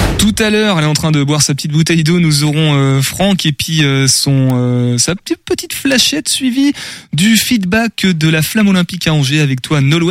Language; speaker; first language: French; native; French